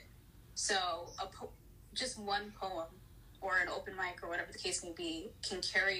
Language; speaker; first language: English; native; English